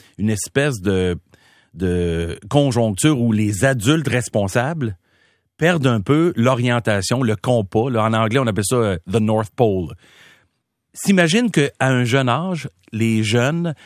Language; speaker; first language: French; native; French